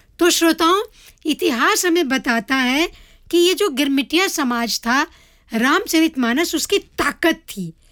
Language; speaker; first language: Hindi; native; Hindi